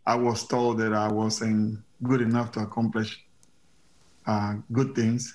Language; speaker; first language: English; non-native, fluent; Spanish